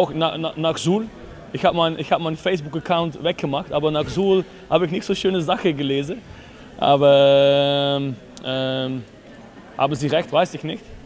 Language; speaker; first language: German; non-native, fluent; Dutch